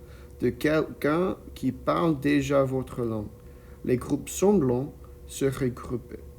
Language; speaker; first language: French; non-native, learner; English